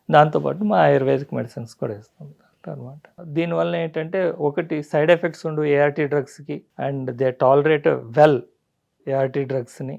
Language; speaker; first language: Telugu; native; Telugu